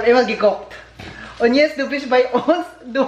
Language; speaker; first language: German; non-native, learner; Filipino